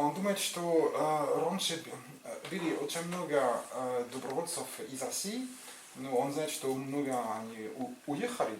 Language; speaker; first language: Russian; non-native, fluent; French